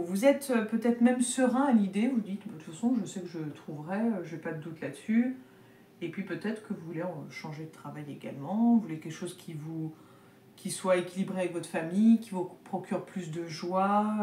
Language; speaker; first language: French; native; French